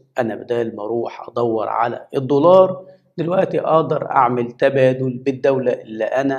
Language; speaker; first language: Arabic; native; Arabic